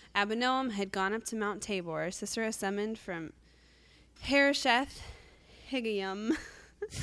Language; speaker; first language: English; native; English